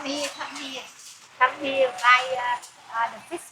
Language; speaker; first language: English; non-native, learner; Vietnamese